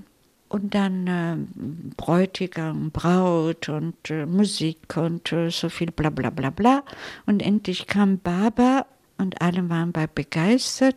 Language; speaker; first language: German; non-native, fluent; Italian